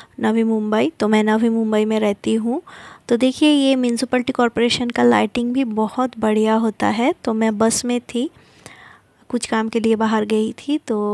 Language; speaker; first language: Hindi; non-native, local second language; Bangla